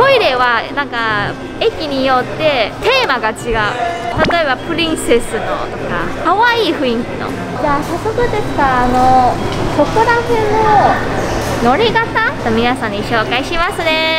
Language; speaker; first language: Japanese; non-native, fluent; Chinese